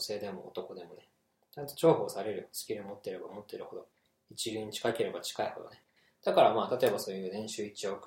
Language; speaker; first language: Japanese; native; Japanese